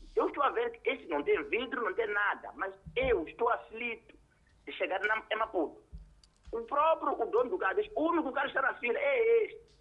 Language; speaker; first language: Portuguese; non-native, local second language; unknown